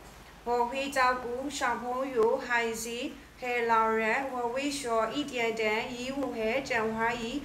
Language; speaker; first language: Chinese; non-native, learner; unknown